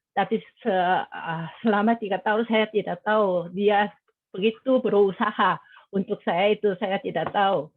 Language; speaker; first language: Indonesian; non-native, fluent; Korean